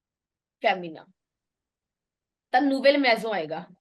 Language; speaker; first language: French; non-native, fluent; Punjabi